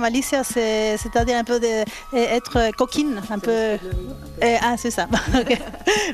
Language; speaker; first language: French; non-native, fluent; Spanish